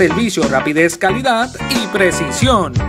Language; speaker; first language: Spanish; native; Spanish